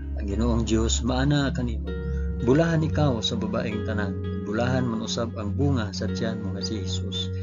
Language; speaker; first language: Cebuano; non-native, local second language; Hiligaynon